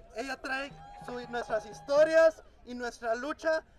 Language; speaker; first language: Spanish; early bilingual, heritage; Spanish